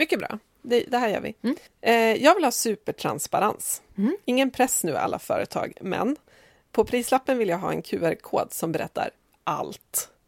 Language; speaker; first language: Swedish; native; Swedish